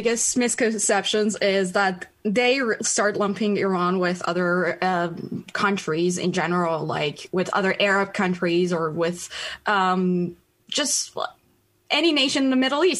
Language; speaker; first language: English; non-native, fluent; Persian